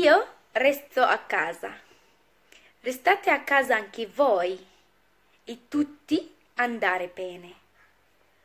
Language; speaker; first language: Italian; non-native, learner; Arabic